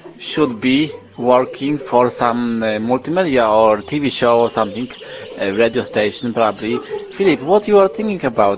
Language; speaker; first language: English; non-native, learner; Polish